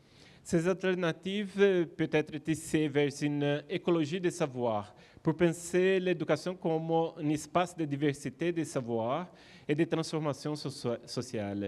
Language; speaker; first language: French; non-native, fluent; Portuguese